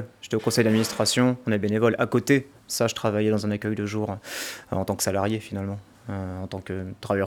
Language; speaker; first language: French; native; French